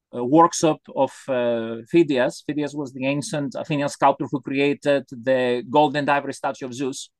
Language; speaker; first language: English; non-native, fluent; Greek